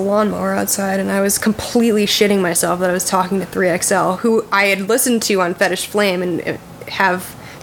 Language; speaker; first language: English; native; English